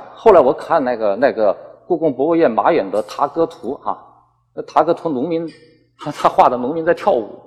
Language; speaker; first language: Chinese; native; Chinese